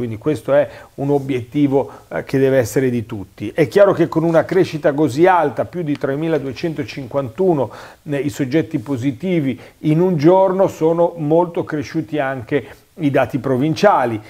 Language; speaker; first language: Italian; native; Italian